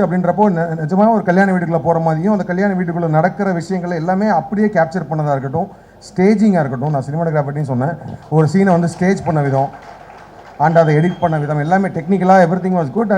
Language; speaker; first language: Tamil; native; Tamil